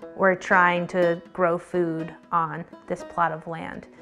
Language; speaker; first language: English; native; English